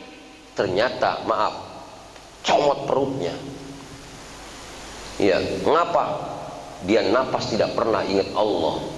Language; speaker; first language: Indonesian; native; Indonesian